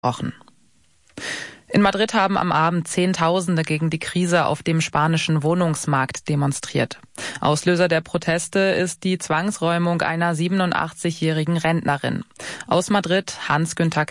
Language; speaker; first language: German; native; German